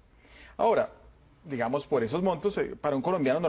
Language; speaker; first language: Spanish; native; Spanish